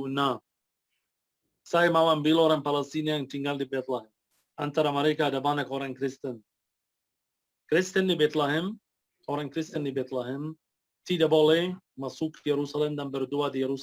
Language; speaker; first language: Indonesian; non-native, fluent; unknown